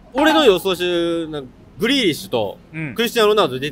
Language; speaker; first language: Japanese; native; Japanese